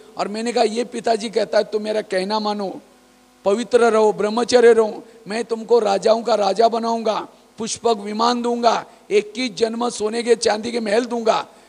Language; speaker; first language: Hindi; non-native, local second language; Marathi